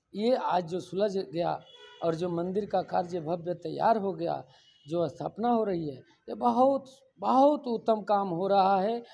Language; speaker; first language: Hindi; native; Hindi